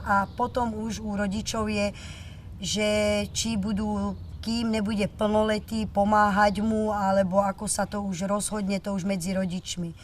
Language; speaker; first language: Slovak; non-native, local second language; Romany